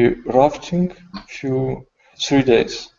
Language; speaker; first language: English; non-native, learner; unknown